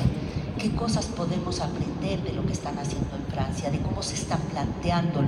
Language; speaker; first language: Spanish; native; Spanish